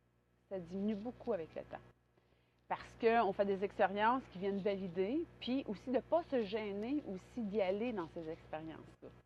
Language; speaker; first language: French; native; French